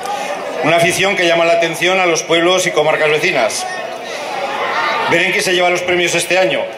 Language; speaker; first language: Spanish; native; Spanish